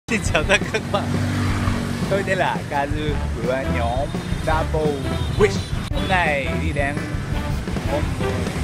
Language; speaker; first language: Vietnamese; non-native, learner; Japanese